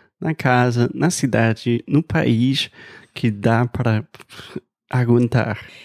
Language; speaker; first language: Portuguese; non-native, fluent; English